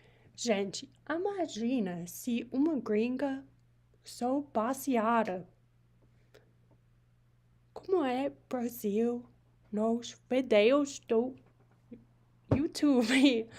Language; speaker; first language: Portuguese; non-native, learner; English